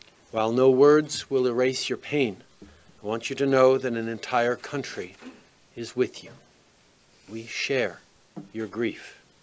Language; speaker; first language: English; native; English